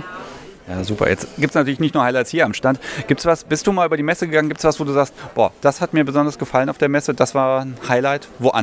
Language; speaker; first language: German; native; German